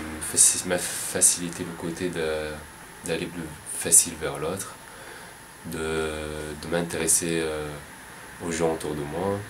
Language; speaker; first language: French; non-native, fluent; Arabic